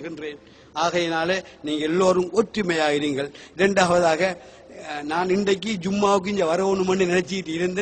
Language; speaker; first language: Tamil; native; Tamil